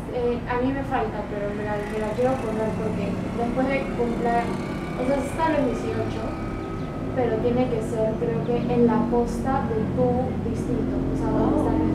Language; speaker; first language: Spanish; native; Spanish